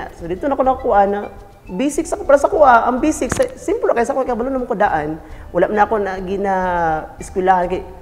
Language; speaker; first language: Cebuano; non-native, local second language; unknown